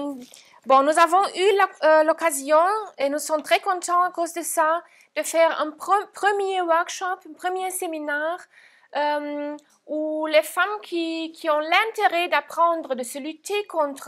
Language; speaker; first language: French; non-native, fluent; German